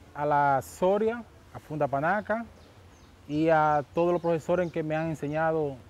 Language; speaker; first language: Spanish; native; Spanish